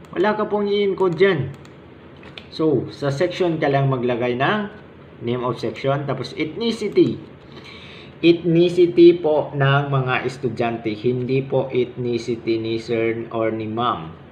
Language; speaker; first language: Filipino; non-native, local second language; Maranao